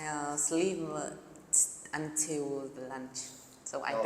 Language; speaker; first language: English; non-native, learner; Vietnamese